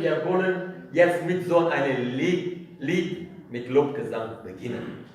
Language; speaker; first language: German; non-native, fluent; Kurdish